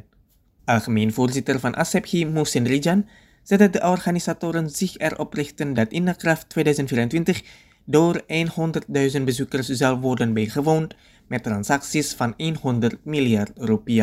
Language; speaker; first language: Dutch; non-native, fluent; Indonesian